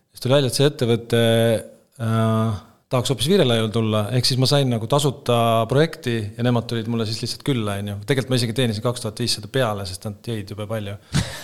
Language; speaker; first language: Estonian; native; Estonian